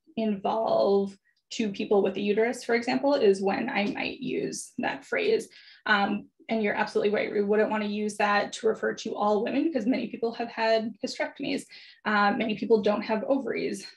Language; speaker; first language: English; native; English